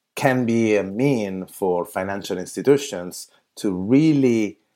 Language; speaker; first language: English; non-native, fluent; Italian